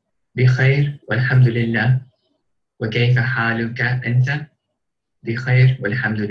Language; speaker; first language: Arabic; non-native, learner; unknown